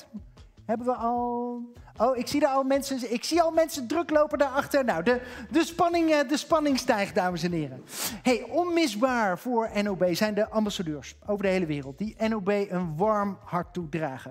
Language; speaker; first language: Dutch; native; Dutch